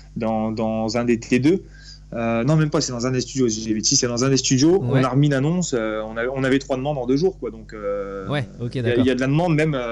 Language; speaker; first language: French; native; French